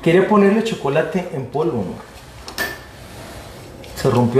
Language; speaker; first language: Spanish; native; Spanish